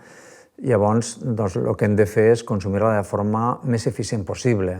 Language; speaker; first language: Catalan; native; Catalan